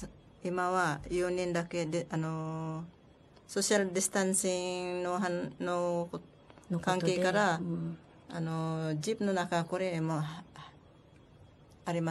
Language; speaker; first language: Japanese; non-native, learner; Filipino